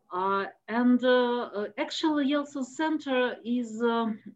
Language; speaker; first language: English; non-native, fluent; Russian